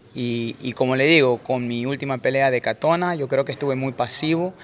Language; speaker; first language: Spanish; native; Spanish